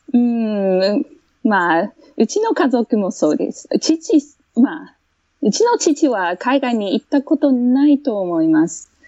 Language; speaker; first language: Japanese; non-native, fluent; English